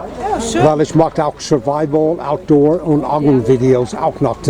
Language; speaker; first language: German; non-native, fluent; English